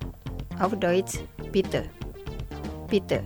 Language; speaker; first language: German; non-native, fluent; Indonesian